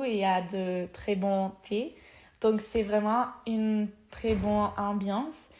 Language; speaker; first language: French; non-native, learner; Spanish